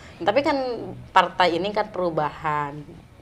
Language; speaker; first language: Indonesian; native; Indonesian